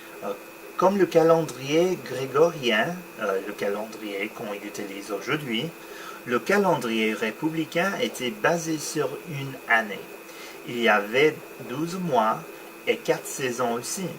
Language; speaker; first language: French; non-native, learner; English